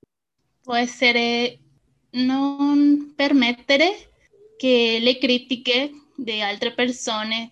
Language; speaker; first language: Italian; non-native, fluent; Spanish